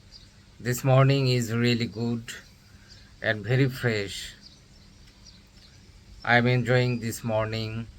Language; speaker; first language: English; non-native, learner; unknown